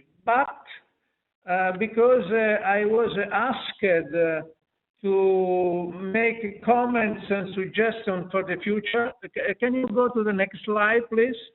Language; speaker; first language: English; non-native, fluent; Italian